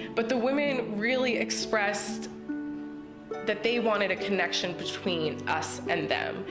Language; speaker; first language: English; native; English